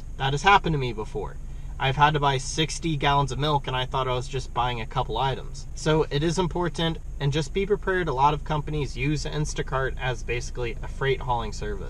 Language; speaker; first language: English; native; English